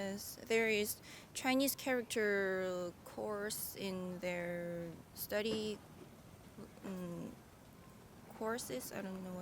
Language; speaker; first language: English; non-native, learner; Korean